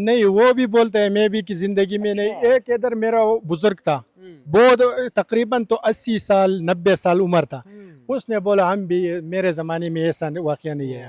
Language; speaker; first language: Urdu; non-native, local second language; Pashto